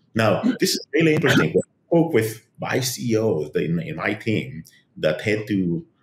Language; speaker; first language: English; non-native, fluent; Hebrew